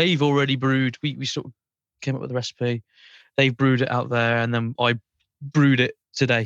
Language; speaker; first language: English; native; English